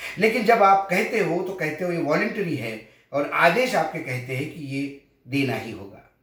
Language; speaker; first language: Hindi; non-native, local second language; Marathi